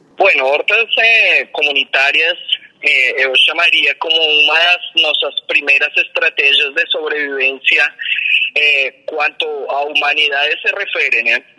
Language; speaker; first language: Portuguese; non-native, fluent; Spanish